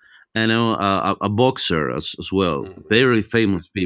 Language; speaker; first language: English; non-native, fluent; Spanish